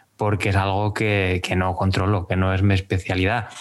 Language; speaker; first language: Spanish; native; Spanish